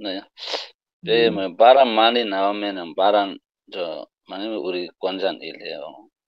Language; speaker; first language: Korean; non-native, learner; Tetum